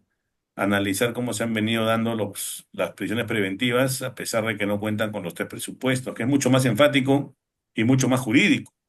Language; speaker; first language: Spanish; native; Spanish